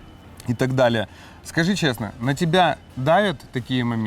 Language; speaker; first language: Russian; native; Russian